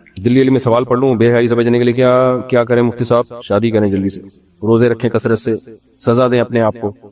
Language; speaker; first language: Urdu; native; Urdu